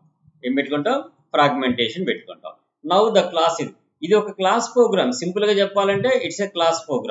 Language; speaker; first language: Telugu; native; Telugu